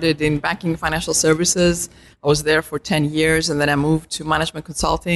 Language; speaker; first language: English; non-native, fluent; Arabic